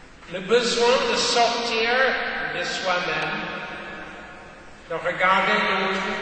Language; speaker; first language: French; non-native, fluent; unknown